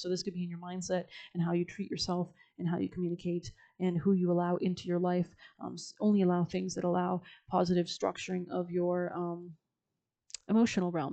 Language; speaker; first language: English; native; English